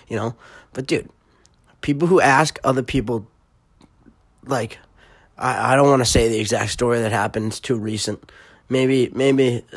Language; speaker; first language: English; native; English